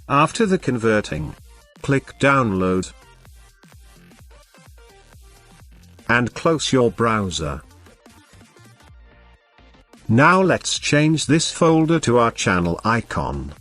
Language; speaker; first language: English; non-native, fluent; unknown